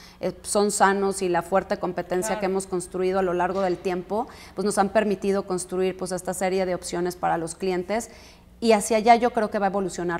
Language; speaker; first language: Spanish; native; Spanish